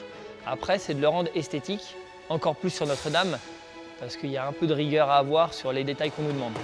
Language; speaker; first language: French; native; French